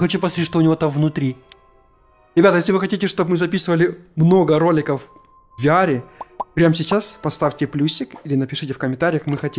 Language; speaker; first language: Russian; native; Russian